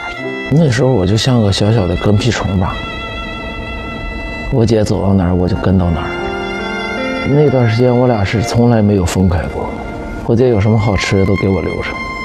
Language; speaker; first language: Chinese; native; Chinese